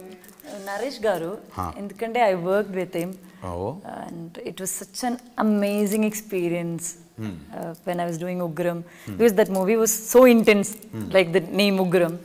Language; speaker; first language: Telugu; non-native, learner; Malayalam